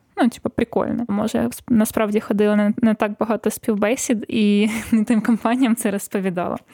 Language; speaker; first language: Ukrainian; native; Ukrainian